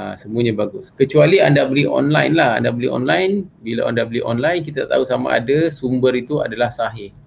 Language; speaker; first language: Malay; native; Malay